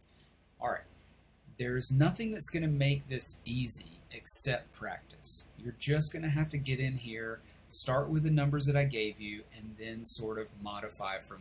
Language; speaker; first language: English; native; English